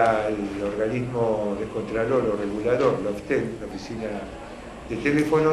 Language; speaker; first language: Spanish; native; Spanish